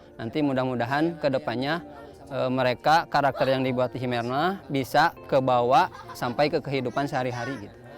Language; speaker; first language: Indonesian; non-native, local second language; Sundanese